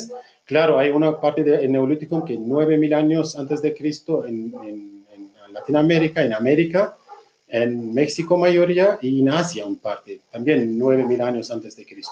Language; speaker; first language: Spanish; non-native, fluent; Kurdish